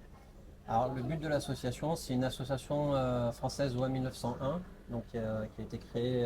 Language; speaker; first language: French; native; French